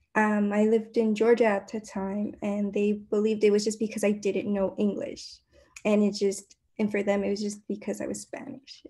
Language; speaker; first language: English; native; English